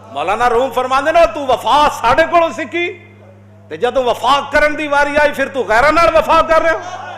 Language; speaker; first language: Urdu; non-native, local second language; Punjabi